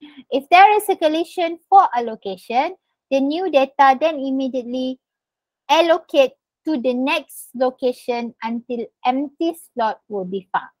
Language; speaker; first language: English; non-native, local second language; Malay